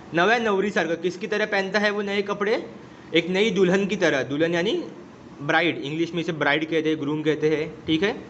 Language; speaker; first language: Hindi; non-native, local second language; Marathi